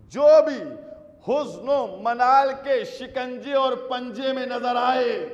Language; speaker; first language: Urdu; native; Urdu